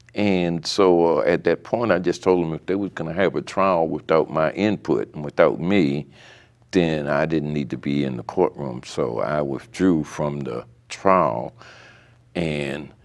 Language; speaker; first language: English; native; English